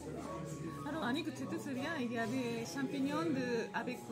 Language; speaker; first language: French; non-native, learner; Japanese